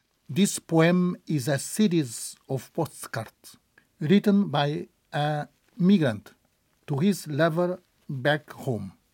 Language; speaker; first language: English; non-native, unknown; Kabuverdianu